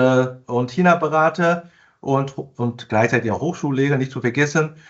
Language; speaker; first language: German; non-native, fluent; Chinese